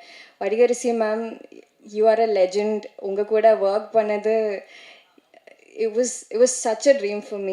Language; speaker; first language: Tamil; non-native, learner; Malayalam